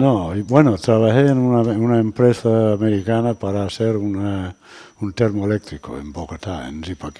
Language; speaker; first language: Spanish; non-native, fluent; English